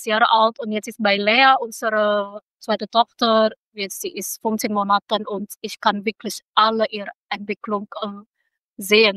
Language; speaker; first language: German; non-native, local second language; Indonesian